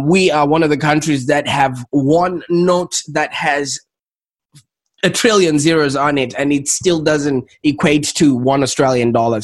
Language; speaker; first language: English; non-native, local second language; Shona